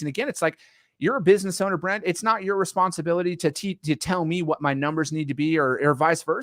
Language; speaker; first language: English; native; English